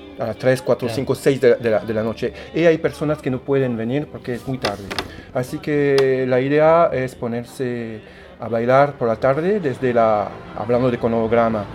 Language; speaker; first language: Spanish; non-native, fluent; French